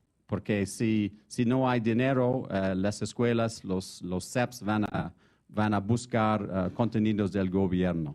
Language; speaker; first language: Spanish; non-native, fluent; French